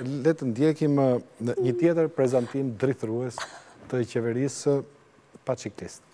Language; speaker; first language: Albanian; native; Albanian